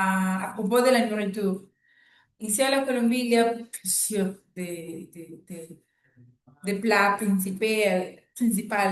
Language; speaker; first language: French; non-native, learner; Spanish